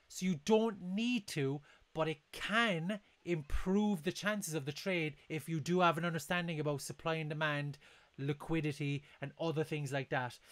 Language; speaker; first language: English; native; English